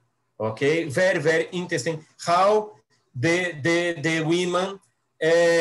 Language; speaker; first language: English; non-native, learner; Portuguese